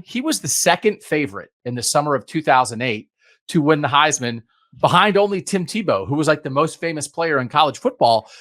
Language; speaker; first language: English; native; English